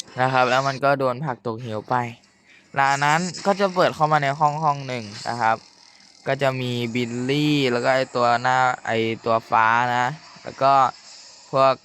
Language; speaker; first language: Thai; native; Thai